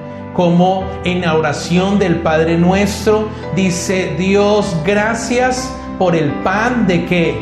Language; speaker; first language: Spanish; native; Spanish